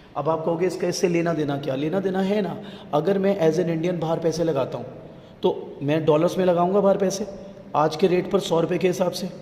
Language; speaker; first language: Hindi; native; Hindi